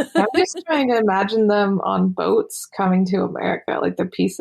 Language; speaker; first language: English; native; English